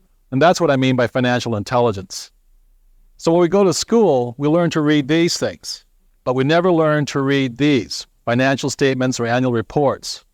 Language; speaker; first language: English; native; English